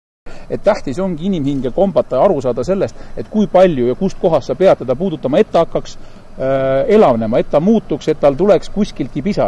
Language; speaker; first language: Estonian; native; Estonian